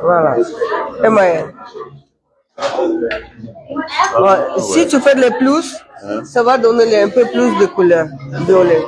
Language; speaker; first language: French; non-native, fluent; Russian